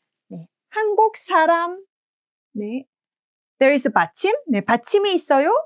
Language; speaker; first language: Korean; non-native, fluent; German